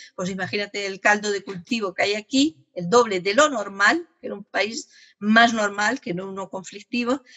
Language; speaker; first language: Spanish; native; Spanish